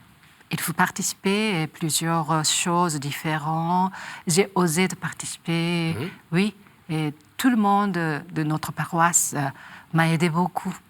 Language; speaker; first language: French; non-native, learner; Japanese